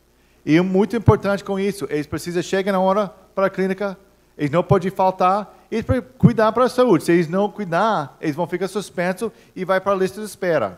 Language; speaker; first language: Portuguese; non-native, fluent; English